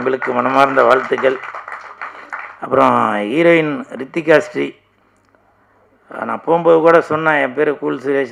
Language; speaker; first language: Tamil; native; Tamil